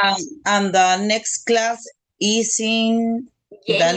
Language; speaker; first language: English; non-native, learner; Spanish